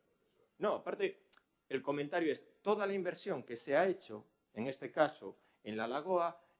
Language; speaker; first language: Spanish; native; Spanish